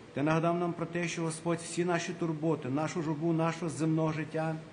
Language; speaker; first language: Russian; non-native, local second language; Ukrainian